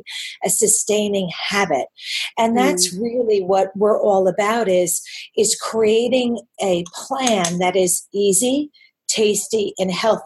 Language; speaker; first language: English; native; English